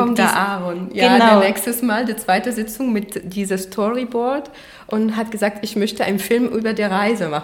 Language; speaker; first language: German; non-native, fluent; Arabic